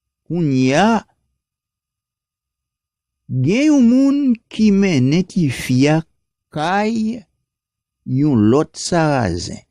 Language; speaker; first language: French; non-native, local second language; Haitian Creole